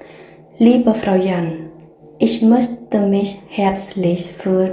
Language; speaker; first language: German; non-native, fluent; Khmer